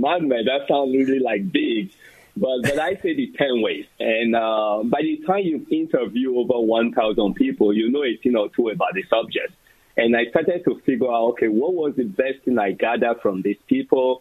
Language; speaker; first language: English; non-native, local second language; Bini